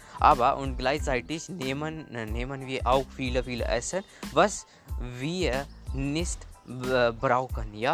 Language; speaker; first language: German; non-native, learner; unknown